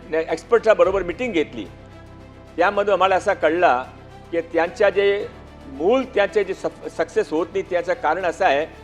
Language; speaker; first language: Marathi; non-native, local second language; Gujarati